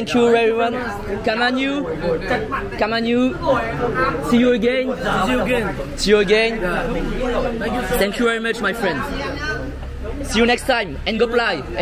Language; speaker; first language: English; non-native, learner; French